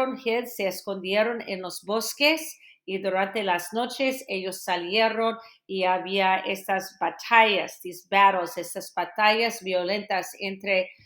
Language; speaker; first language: Spanish; non-native, fluent; English